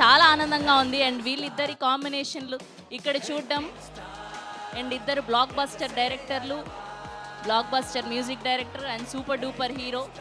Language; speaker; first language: Telugu; native; Telugu